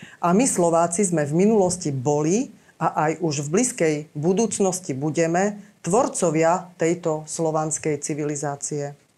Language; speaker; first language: Slovak; native; Slovak